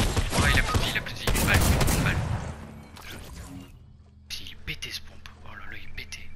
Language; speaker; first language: French; native; French